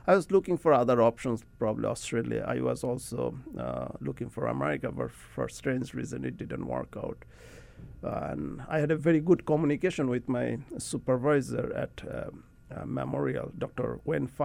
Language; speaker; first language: English; non-native, local second language; Bangla